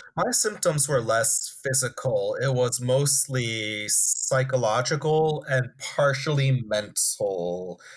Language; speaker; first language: English; native; English